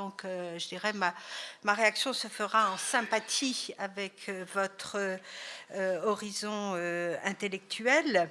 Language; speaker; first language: French; native; French